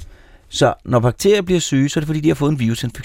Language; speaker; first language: Danish; native; Danish